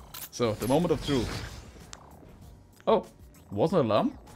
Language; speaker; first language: English; non-native, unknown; German